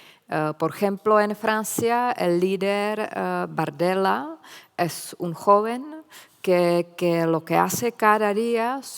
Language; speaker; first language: Spanish; non-native, fluent; Czech